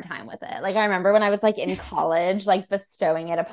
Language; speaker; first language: English; native; English